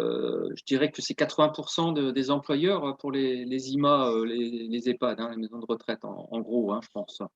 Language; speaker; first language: French; native; French